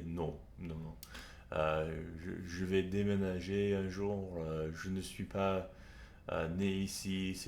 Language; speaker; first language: French; non-native, learner; English